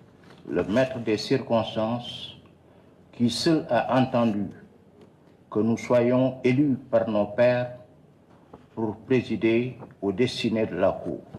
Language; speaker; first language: French; non-native, local second language; Wolof